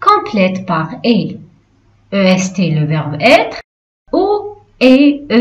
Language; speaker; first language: French; non-native, local second language; Arabic